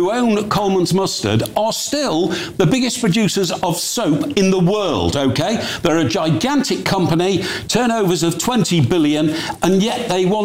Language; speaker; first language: English; native; English